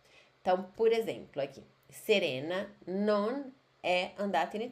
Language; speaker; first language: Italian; non-native, fluent; Portuguese